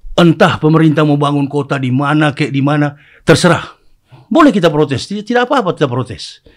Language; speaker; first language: Indonesian; native; Indonesian